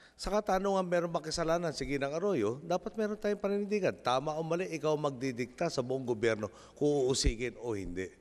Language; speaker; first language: Filipino; native; Filipino